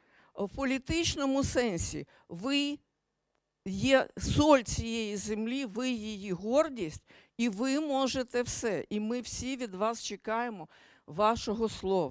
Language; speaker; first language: Ukrainian; native; Ukrainian